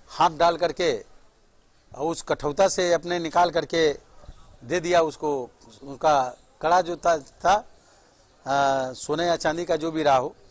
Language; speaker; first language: Hindi; native; Hindi